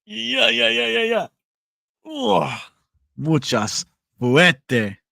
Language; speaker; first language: Spanish; non-native, learner; English